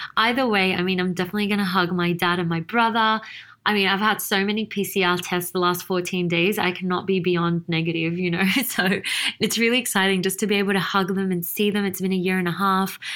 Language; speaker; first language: English; native; English